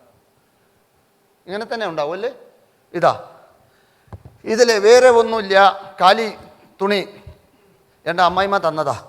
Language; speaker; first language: Malayalam; non-native, local second language; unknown